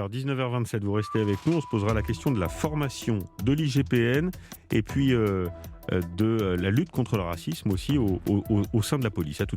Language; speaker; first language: French; native; French